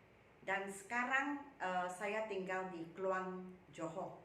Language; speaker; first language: Indonesian; non-native, local second language; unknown